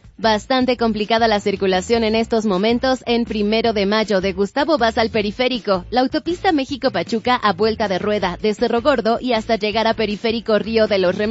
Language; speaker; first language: Spanish; native; Spanish